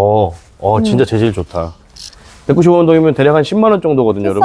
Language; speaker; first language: Korean; native; Korean